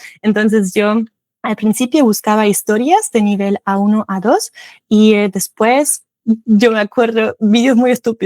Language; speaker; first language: Spanish; non-native, fluent; German